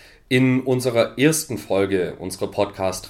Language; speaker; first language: German; native; German